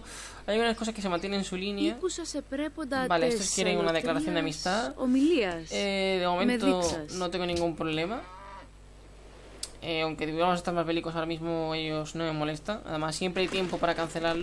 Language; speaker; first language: Spanish; native; Spanish